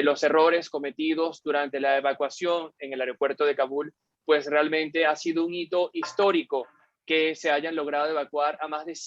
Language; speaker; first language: Spanish; native; Spanish